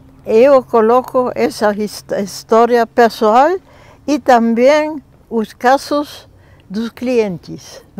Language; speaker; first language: Portuguese; non-native, fluent; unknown